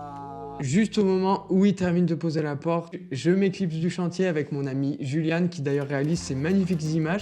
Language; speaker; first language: French; native; French